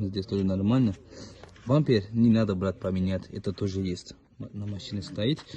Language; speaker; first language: Russian; non-native, learner; Georgian